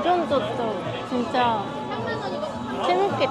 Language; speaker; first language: Korean; non-native, fluent; Japanese